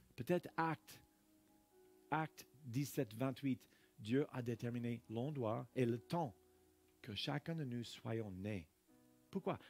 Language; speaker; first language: French; non-native, fluent; English